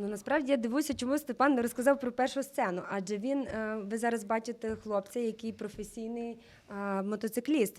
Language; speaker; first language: Ukrainian; native; Ukrainian